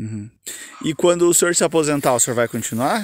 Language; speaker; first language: Portuguese; native; Portuguese